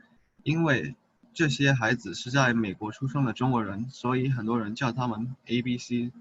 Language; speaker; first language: Chinese; early bilingual, heritage; English